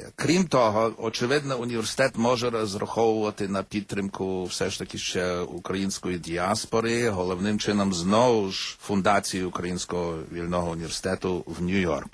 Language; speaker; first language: Ukrainian; early bilingual, heritage; Ukrainian